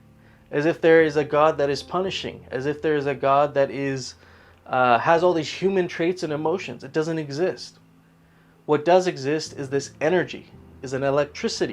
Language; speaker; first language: English; native; English